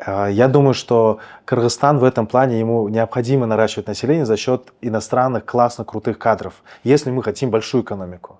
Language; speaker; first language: Russian; native; Russian